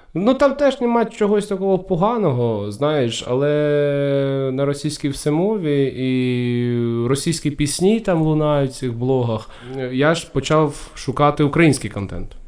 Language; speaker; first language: Ukrainian; non-native, local second language; Russian